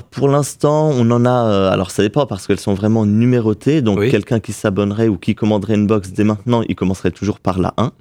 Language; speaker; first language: French; native; French